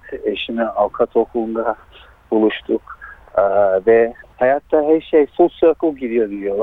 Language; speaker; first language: Turkish; early bilingual, heritage; Turkish